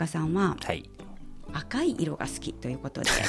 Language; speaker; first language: Japanese; native; Japanese